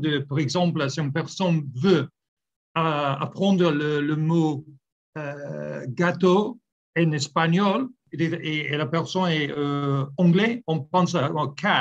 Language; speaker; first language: French; non-native, learner; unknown